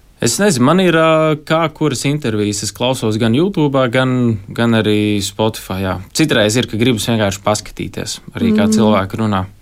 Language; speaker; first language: Latvian; native; Latvian